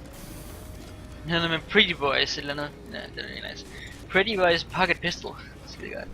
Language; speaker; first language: Danish; native; Danish